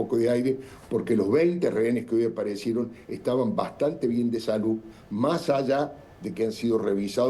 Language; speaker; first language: Spanish; native; Spanish